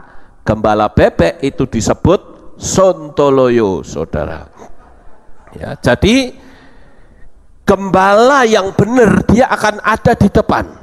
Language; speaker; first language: Indonesian; native; Indonesian